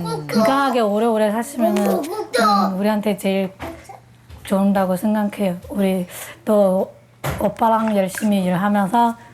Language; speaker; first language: Korean; non-native, learner; Chinese